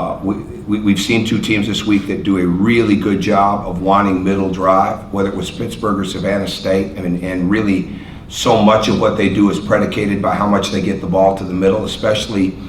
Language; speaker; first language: English; native; English